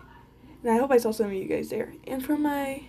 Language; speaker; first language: English; native; English